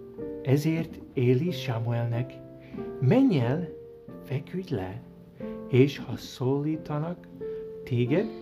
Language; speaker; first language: Hungarian; early bilingual, heritage; Hungarian